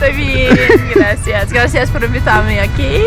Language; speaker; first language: Spanish; non-native, learner; English